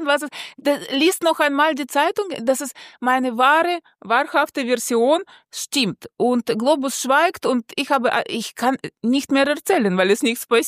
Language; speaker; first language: German; non-native, fluent; Russian